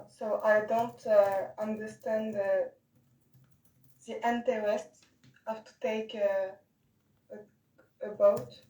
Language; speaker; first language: English; non-native, learner; French